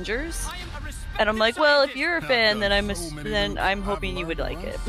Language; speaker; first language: English; native; English